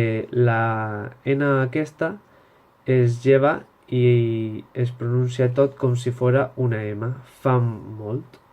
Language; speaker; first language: Catalan; non-native, local second language; Spanish